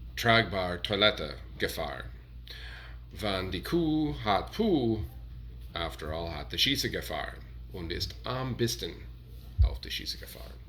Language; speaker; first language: German; non-native, learner; English